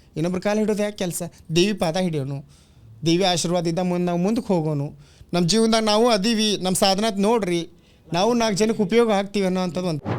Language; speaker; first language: Kannada; native; Kannada